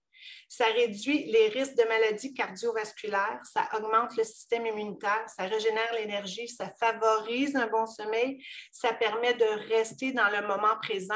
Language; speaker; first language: French; native; French